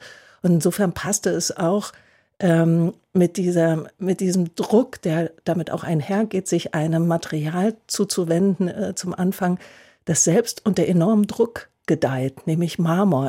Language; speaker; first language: German; native; German